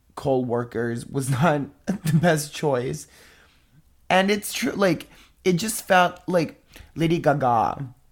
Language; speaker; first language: English; non-native, fluent; Italian